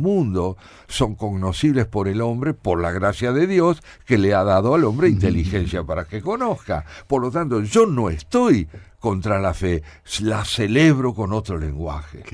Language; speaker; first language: Spanish; native; Spanish